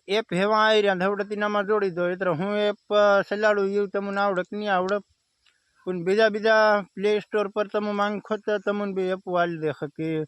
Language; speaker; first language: Gujarati; non-native, local second language; Bhili